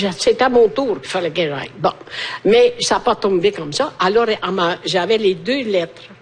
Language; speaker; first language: French; non-native, fluent; Italian